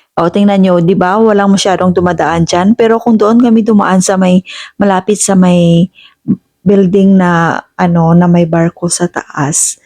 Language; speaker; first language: Filipino; non-native, local second language; Hiligaynon